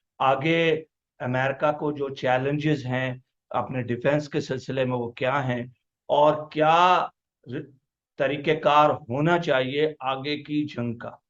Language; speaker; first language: Urdu; native; Urdu